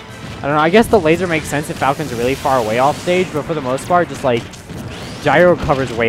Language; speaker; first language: English; native; English